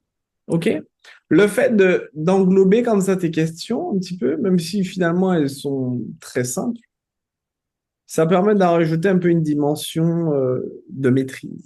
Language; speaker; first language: French; native; French